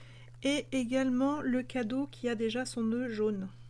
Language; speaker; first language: French; native; French